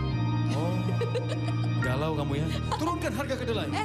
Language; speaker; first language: Indonesian; native; Indonesian